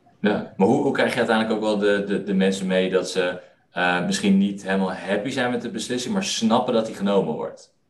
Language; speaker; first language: Dutch; native; Dutch